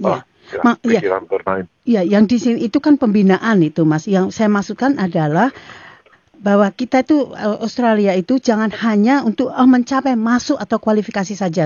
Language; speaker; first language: Indonesian; native; Indonesian